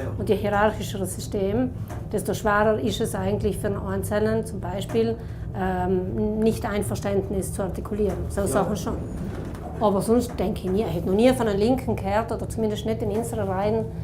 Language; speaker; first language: German; native; German